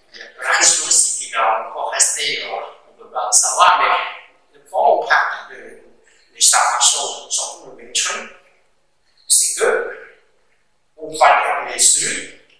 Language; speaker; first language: French; non-native, learner; Chinese